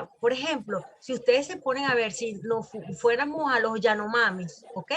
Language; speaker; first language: Spanish; native; Spanish